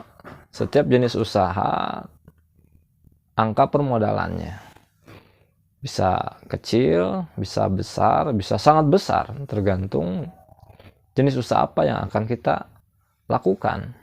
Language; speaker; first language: Indonesian; non-native, local second language; Sundanese